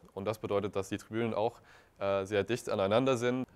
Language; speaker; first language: German; non-native, fluent; English